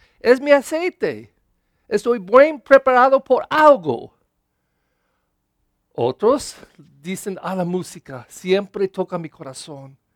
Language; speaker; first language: Spanish; non-native, learner; English